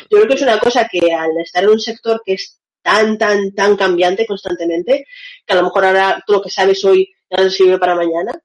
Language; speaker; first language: Spanish; early bilingual, other home language; Russian